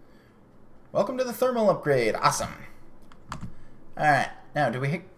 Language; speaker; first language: English; native; English